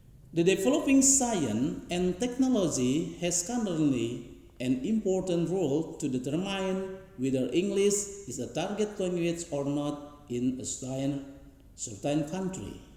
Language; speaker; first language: English; non-native, learner; Indonesian